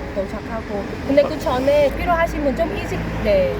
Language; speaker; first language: Korean; non-native, fluent; Cantonese